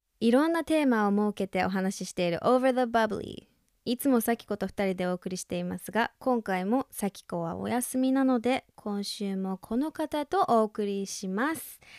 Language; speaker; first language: Japanese; native; Japanese